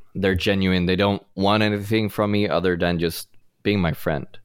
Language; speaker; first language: English; non-native, fluent; Swedish